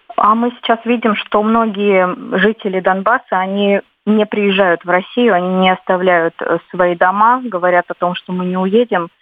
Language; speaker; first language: Russian; native; Russian